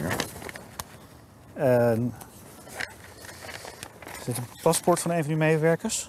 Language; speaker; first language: Dutch; native; Dutch